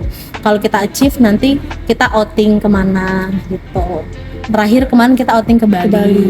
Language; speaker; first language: Indonesian; native; Indonesian